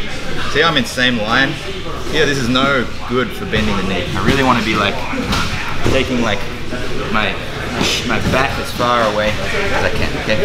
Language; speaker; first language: English; native; English